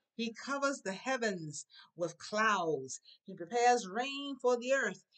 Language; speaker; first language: English; native; English